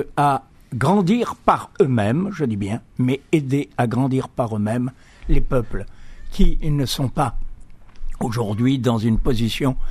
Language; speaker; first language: French; native; French